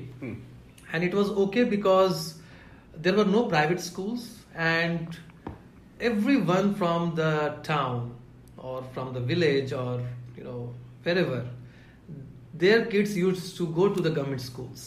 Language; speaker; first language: English; non-native, local second language; Hindi